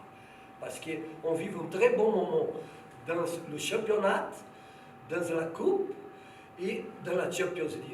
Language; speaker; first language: French; non-native, fluent; Portuguese